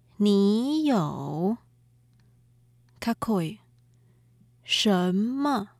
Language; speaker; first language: Chinese; non-native, learner; Russian